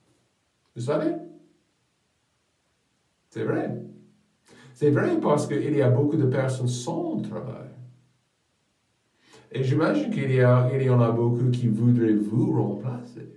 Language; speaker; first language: French; non-native, fluent; English